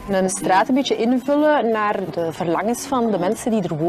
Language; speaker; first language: Dutch; native; Dutch